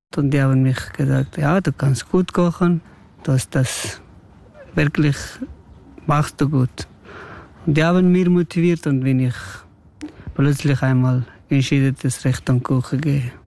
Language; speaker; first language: German; non-native, learner; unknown